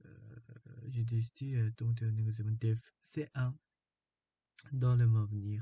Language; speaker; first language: French; non-native, fluent; Korean